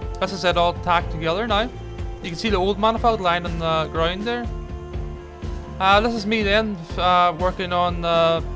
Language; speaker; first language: English; native; English